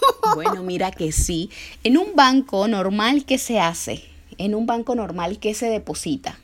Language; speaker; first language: Spanish; native; Spanish